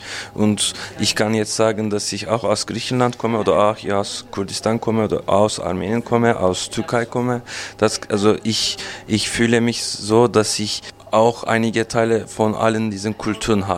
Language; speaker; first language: German; non-native, fluent; Turkish